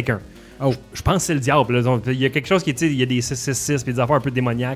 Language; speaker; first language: French; native; French